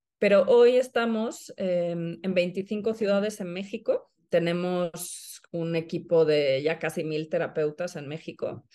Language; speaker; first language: Spanish; non-native, fluent; Swedish